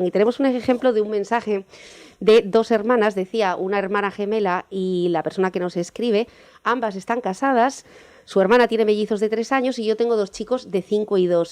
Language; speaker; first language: Spanish; native; Spanish